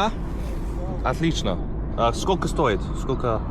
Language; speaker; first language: Russian; non-native, learner; English